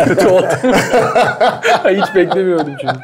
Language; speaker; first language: Turkish; non-native, fluent; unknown